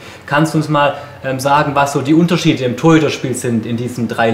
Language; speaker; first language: German; native; German